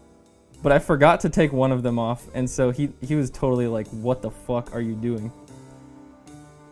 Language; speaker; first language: English; native; English